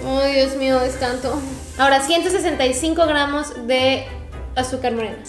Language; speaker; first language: Spanish; native; Spanish